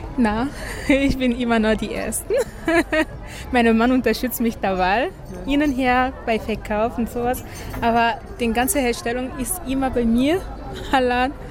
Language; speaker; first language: German; non-native, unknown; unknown